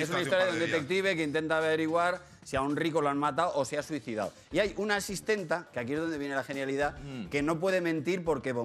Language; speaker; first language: Spanish; native; Spanish